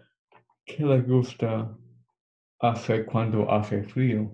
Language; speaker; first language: Spanish; non-native, learner; English